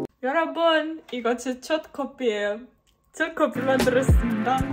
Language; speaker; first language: Korean; non-native, fluent; Estonian